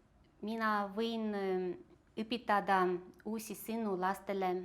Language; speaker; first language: Estonian; non-native, local second language; Russian